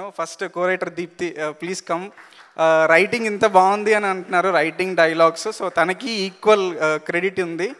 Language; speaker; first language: Telugu; native; Telugu